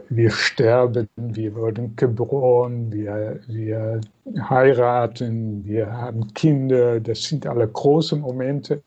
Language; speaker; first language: German; non-native, fluent; Dutch